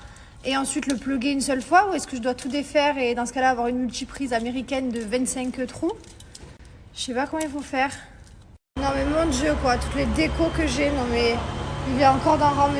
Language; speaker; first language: French; native; French